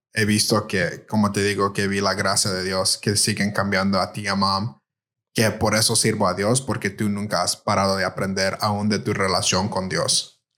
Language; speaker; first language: Spanish; early bilingual, heritage; Spanish